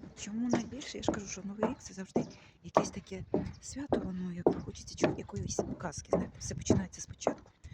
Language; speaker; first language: Ukrainian; native; Ukrainian